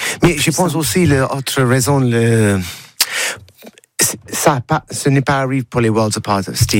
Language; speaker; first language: French; non-native, learner; English